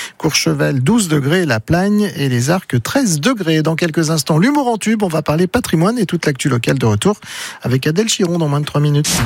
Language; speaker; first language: French; native; French